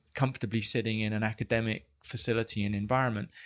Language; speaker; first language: English; native; English